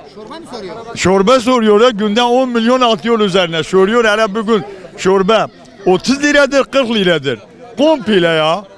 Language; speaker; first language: Turkish; non-native, local second language; Kurdish